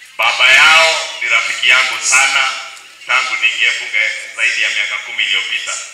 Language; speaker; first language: Swahili; non-native, local second language; Kikuyu